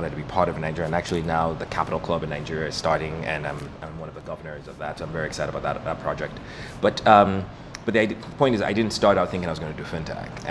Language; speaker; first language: English; non-native, local second language; Yoruba